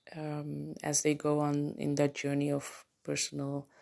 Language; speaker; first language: English; non-native, fluent; Papiamento